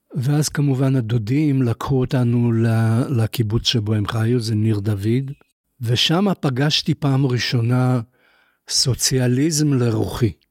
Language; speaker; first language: Hebrew; non-native, fluent; Polish